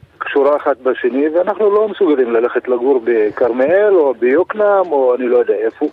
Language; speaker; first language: Hebrew; non-native, local second language; Arabic